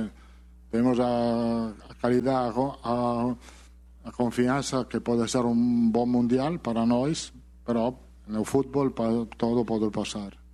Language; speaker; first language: Portuguese; non-native, learner; Italian